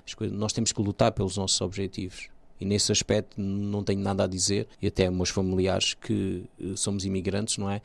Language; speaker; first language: Portuguese; early bilingual, other home language; Kabuverdianu